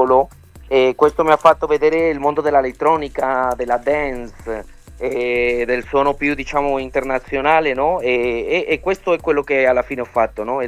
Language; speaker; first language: Italian; early bilingual, other home language; Spanish